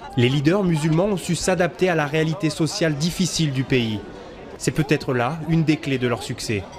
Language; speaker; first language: French; native; French